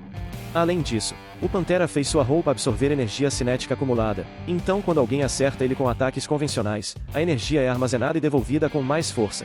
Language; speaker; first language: Portuguese; native; Portuguese